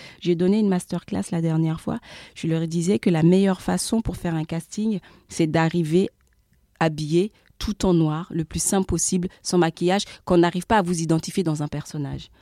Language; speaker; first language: French; early bilingual, other home language; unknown